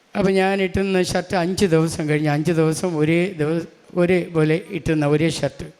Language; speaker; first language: Malayalam; non-native, local second language; Tamil